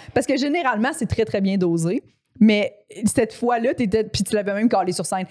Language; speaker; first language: French; native; French